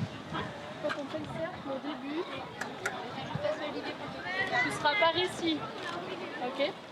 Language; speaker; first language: French; native; French